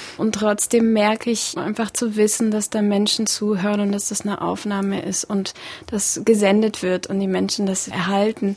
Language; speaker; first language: German; early bilingual, other home language; Russian